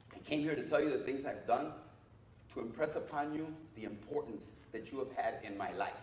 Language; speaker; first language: English; early bilingual, other home language; Spanish